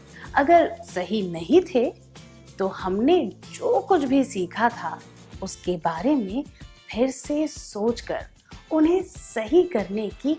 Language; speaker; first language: Hindi; native; Hindi